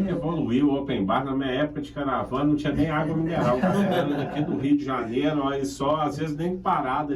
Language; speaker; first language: Portuguese; native; Portuguese